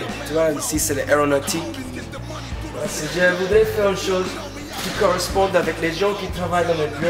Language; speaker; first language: French; non-native, fluent; English